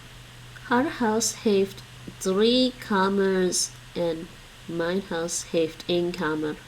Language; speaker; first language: Dutch; non-native, learner; English